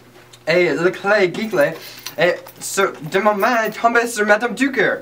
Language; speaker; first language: French; non-native, learner; English